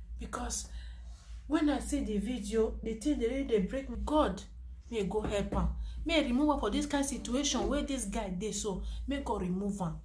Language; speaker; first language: Nigerian Pidgin; non-native, local second language; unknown